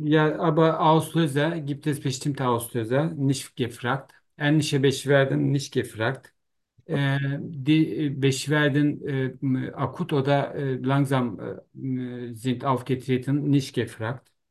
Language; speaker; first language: German; non-native, learner; Turkish